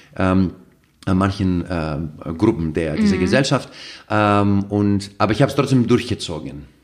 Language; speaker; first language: German; non-native, fluent; Greek